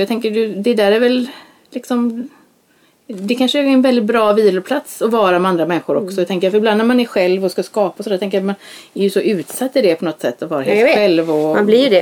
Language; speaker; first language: Swedish; native; Swedish